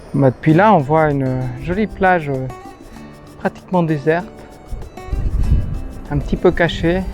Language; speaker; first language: French; native; French